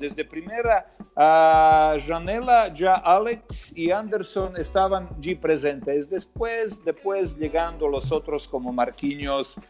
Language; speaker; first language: Portuguese; non-native, learner; Croatian